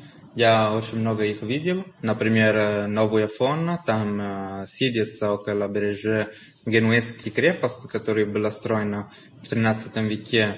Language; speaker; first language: Russian; non-native, fluent; Italian